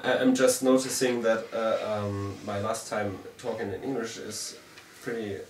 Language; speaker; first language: English; non-native, fluent; German